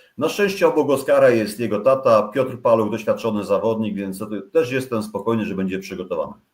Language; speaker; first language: Polish; native; Polish